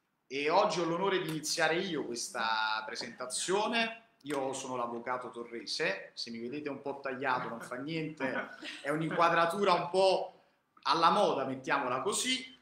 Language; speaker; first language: Italian; native; Italian